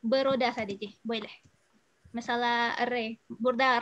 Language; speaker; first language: Turkish; non-native, fluent; Indonesian